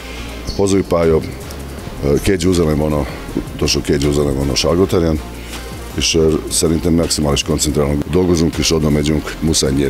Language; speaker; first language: Hungarian; non-native, fluent; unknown